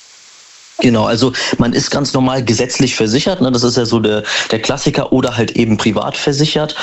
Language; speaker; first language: German; native; German